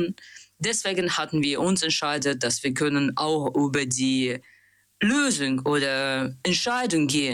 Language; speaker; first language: German; non-native, learner; Russian